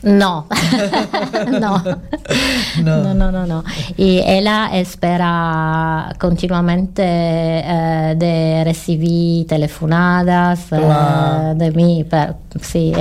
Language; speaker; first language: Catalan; non-native, learner; Italian